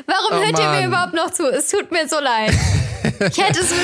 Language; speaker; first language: German; native; German